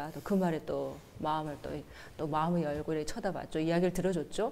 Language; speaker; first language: Korean; native; Korean